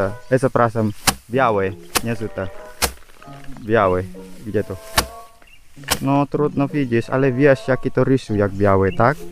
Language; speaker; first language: Polish; non-native, learner; Balinese